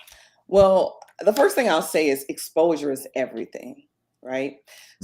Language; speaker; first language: English; native; English